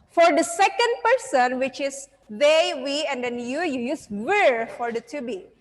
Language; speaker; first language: English; non-native, fluent; Indonesian